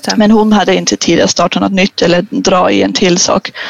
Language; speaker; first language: Swedish; non-native, fluent; German